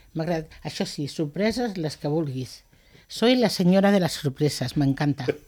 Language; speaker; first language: Catalan; non-native, local second language; Spanish